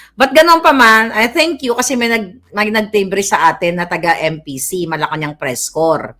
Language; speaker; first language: Filipino; native; Filipino